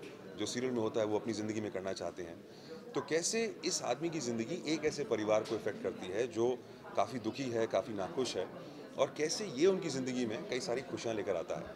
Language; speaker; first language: Hindi; native; Hindi